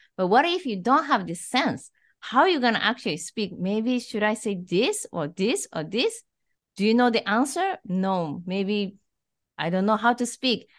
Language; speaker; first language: English; non-native, fluent; Japanese